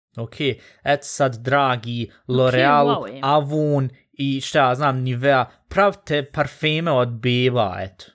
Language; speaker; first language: Bosnian; early bilingual, heritage; Bosnian